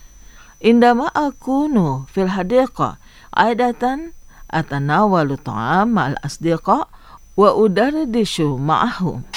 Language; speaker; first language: Arabic; non-native, fluent; Indonesian